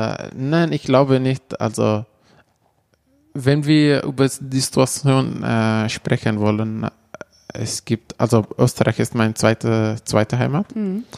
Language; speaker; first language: German; non-native, learner; Arabic